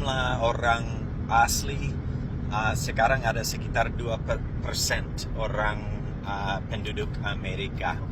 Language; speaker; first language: Indonesian; non-native, fluent; English